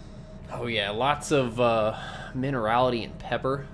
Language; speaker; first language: English; native; English